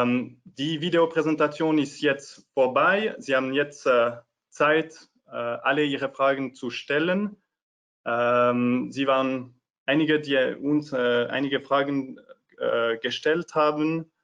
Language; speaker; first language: German; non-native, fluent; French